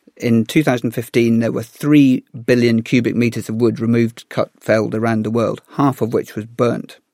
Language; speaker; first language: English; native; English